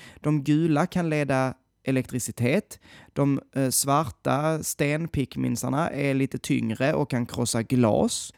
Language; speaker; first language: Swedish; native; Swedish